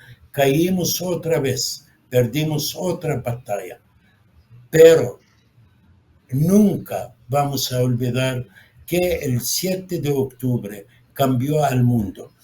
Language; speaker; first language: Spanish; non-native, fluent; Arabic